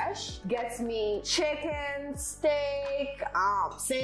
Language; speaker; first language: English; early bilingual, other home language; Persian